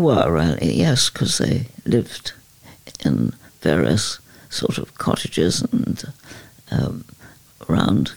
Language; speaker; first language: English; native; English